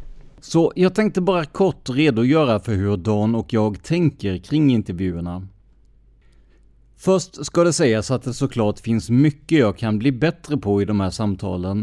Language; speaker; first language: Swedish; native; Swedish